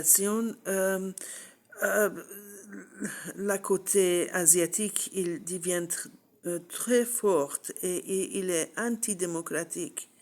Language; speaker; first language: French; non-native, learner; English